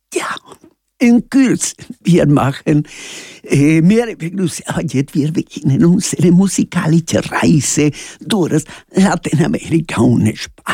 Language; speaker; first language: German; non-native, learner; Spanish